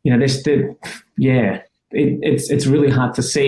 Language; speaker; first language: English; early bilingual, other home language; Persian